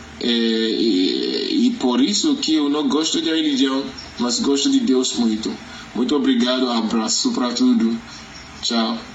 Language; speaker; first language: Portuguese; non-native, learner; Yoruba